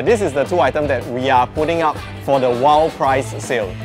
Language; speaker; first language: English; non-native, local second language; Chinese